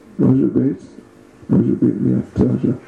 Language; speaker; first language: Russian; non-native, learner; English